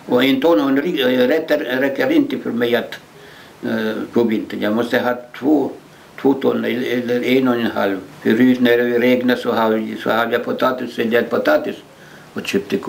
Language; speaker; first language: Swedish; early bilingual, heritage; Swedish